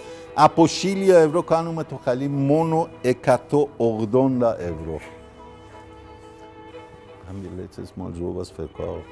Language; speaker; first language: Greek; non-native, learner; Persian